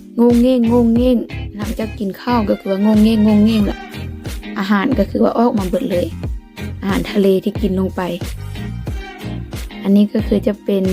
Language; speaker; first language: Thai; non-native, local second language; Lao